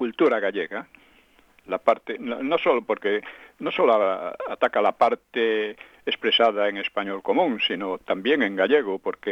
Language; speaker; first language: Spanish; non-native, local second language; Galician